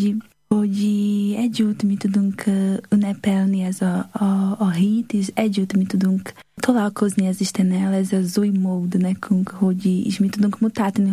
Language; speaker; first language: Hungarian; non-native, learner; Portuguese